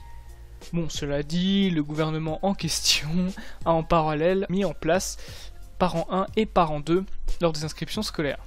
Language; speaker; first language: French; native; French